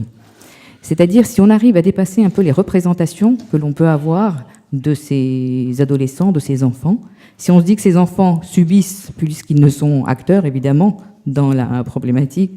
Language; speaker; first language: French; native; French